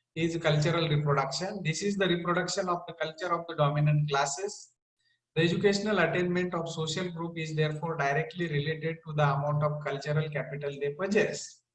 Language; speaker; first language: English; non-native, local second language; Marathi